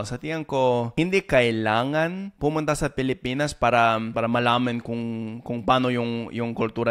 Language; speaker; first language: Filipino; non-native, fluent; English